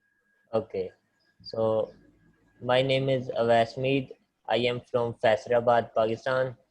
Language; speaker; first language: English; non-native, learner; Punjabi